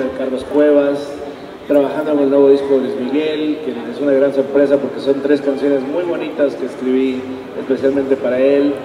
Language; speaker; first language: Spanish; native; Spanish